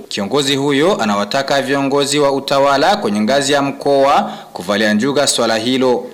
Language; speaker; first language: Swahili; non-native, local second language; Rundi